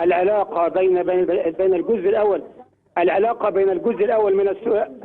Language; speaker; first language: Arabic; native; Arabic